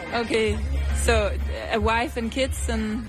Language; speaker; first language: English; non-native, fluent; Danish